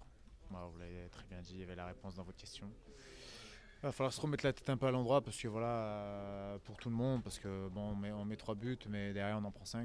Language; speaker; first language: French; native; French